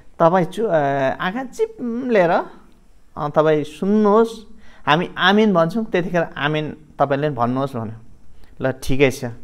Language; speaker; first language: Nepali; non-native, local second language; Limbu